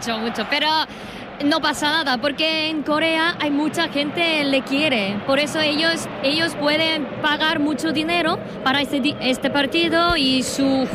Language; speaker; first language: Spanish; non-native, learner; Korean